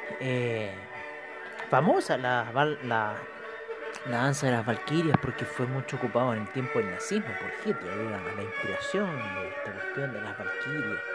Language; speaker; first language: Spanish; native; Spanish